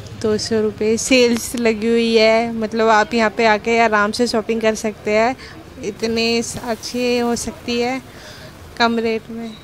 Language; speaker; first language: Hindi; native; Hindi